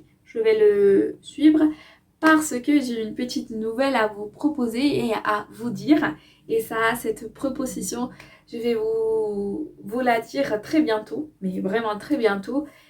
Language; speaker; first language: French; non-native, fluent; Spanish